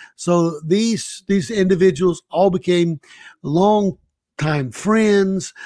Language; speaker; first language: English; native; English